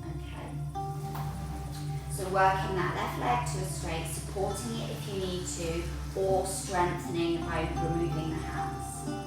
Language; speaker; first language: English; native; English